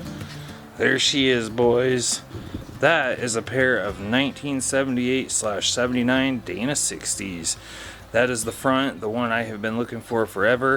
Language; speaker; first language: English; native; English